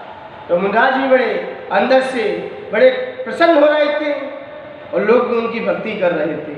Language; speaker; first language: Hindi; native; Hindi